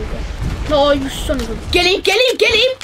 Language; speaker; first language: English; native; English